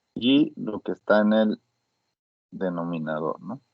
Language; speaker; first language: Spanish; native; Spanish